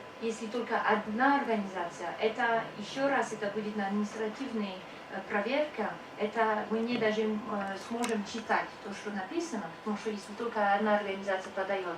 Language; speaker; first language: Russian; non-native, fluent; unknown